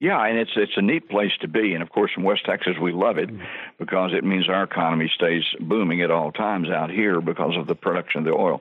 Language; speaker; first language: English; native; English